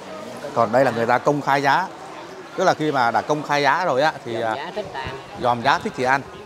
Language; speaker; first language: Vietnamese; native; Vietnamese